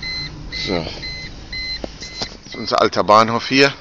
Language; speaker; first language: German; non-native, fluent; Arabic